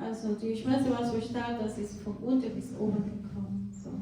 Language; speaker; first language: German; non-native, fluent; Portuguese